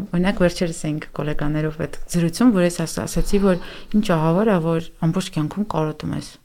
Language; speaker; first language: Armenian; native; Armenian